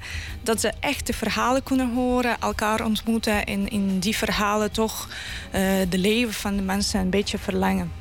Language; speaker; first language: Dutch; non-native, fluent; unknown